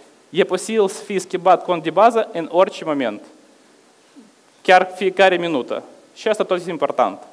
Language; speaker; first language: Romanian; non-native, local second language; Russian